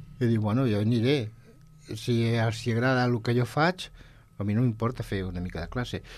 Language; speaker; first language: Catalan; non-native, local second language; Spanish